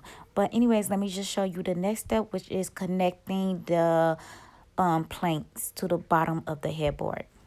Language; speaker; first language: English; native; English